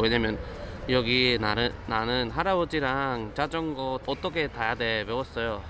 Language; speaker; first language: Korean; non-native, learner; Spanish